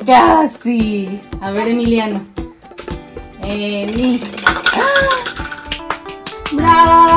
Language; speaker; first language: Spanish; native; Spanish